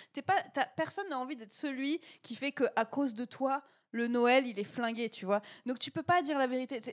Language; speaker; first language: French; native; French